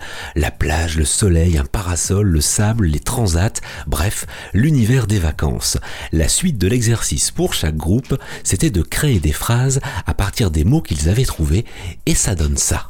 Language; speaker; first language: French; native; French